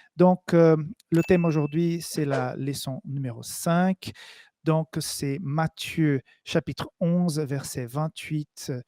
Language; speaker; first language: French; native; French